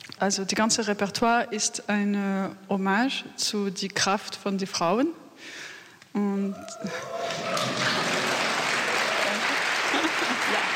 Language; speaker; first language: German; non-native, learner; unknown